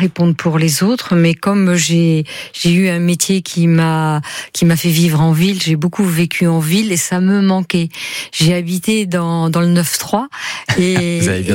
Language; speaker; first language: French; native; French